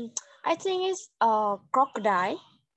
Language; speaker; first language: English; non-native, learner; Vietnamese